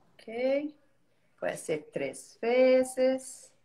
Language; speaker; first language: Spanish; non-native, learner; Portuguese